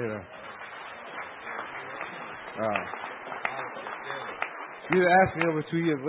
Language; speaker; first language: English; native; English